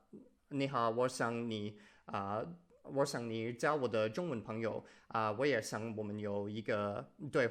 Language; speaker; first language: Chinese; non-native, learner; English